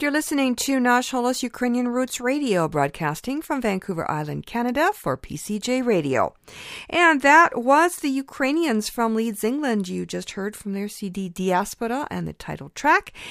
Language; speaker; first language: English; early bilingual, other home language; Ukrainian